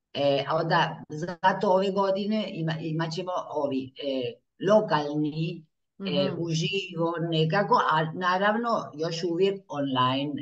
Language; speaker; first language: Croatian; early bilingual, heritage; Croatian